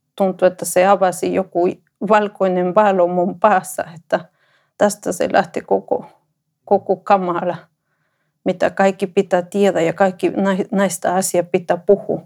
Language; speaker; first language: Finnish; non-native, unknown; Spanish